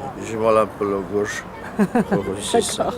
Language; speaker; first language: French; non-native, learner; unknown